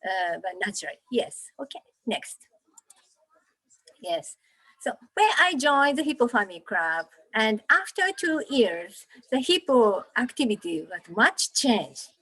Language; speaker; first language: English; non-native, learner; Japanese